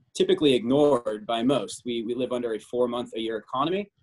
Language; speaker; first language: English; native; English